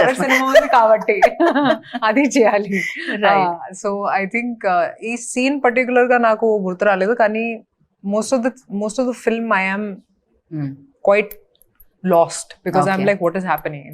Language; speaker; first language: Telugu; non-native, local second language; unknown